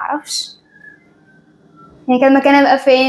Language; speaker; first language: Arabic; native; Arabic